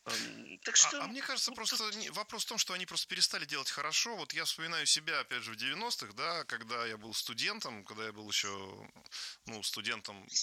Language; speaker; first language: Russian; native; Russian